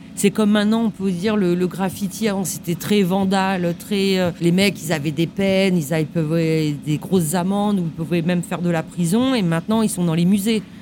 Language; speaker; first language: French; native; French